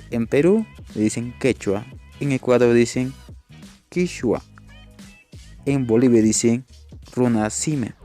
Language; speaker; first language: Spanish; non-native, local second language; Quechua